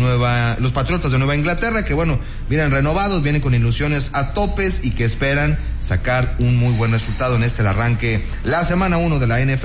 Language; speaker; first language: Spanish; native; Spanish